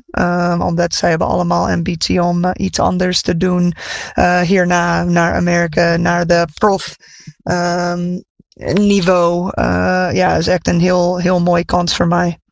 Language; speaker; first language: Dutch; non-native, fluent; English